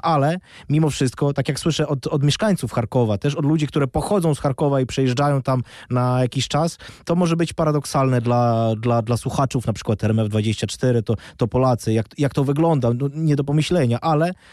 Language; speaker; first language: Polish; non-native, fluent; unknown